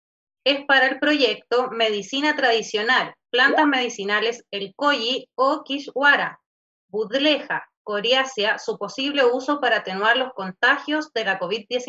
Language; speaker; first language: Spanish; native; Spanish